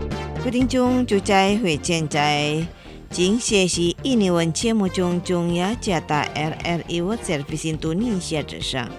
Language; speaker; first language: Chinese; non-native, fluent; Indonesian